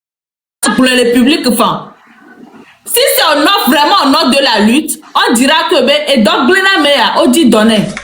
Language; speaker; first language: French; non-native, local second language; Ewe